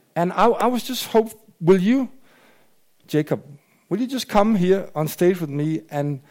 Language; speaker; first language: English; non-native, fluent; Danish